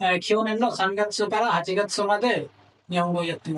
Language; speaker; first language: Japanese; non-native, learner; Bangla